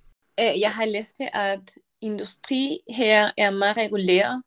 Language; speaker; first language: Danish; non-native, learner; Spanish